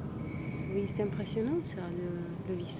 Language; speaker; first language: French; non-native, fluent; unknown